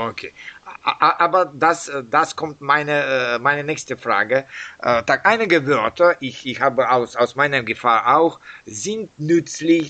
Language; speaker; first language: German; non-native, learner; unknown